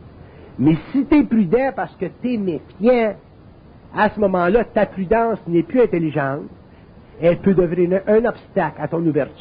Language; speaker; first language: French; native; French